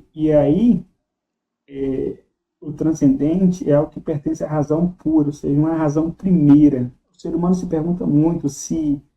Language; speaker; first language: Portuguese; native; Portuguese